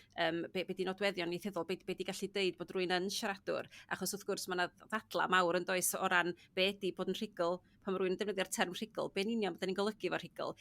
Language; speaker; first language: Welsh; native; Welsh